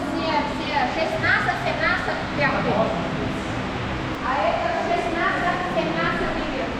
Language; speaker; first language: Russian; non-native, learner; Vietnamese